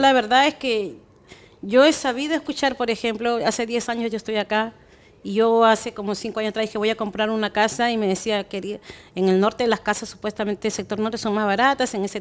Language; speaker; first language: Spanish; native; Spanish